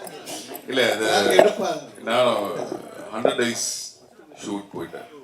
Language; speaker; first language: Tamil; non-native, learner; Malayalam